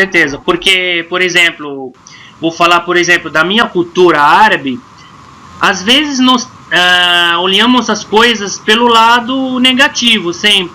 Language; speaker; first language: Portuguese; non-native, fluent; Arabic